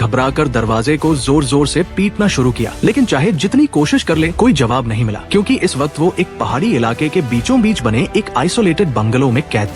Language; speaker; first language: Hindi; native; Hindi